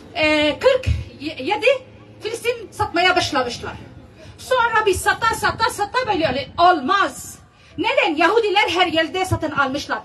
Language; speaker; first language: Turkish; non-native, learner; Arabic